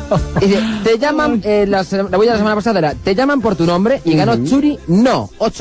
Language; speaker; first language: Spanish; native; Spanish